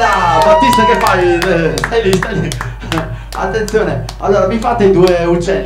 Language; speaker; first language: Italian; native; Italian